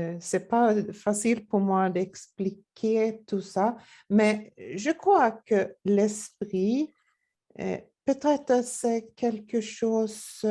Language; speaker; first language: French; non-native, learner; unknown